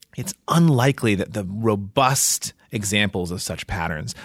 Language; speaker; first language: English; native; English